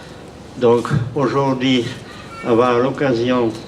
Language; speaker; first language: French; non-native, fluent; Czech